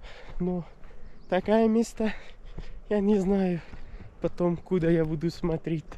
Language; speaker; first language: Russian; non-native, learner; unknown